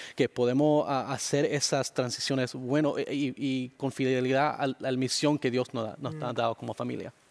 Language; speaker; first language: Spanish; early bilingual, heritage; Spanish